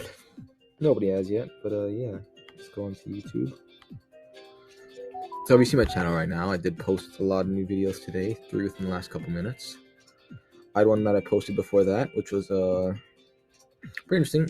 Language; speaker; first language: English; native; English